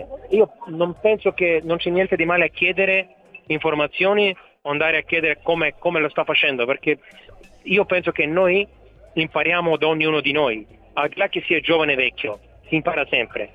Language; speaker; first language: Italian; non-native, fluent; Bulgarian